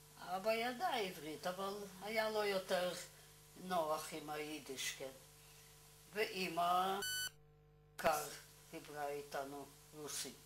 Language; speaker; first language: Hebrew; non-native, fluent; Russian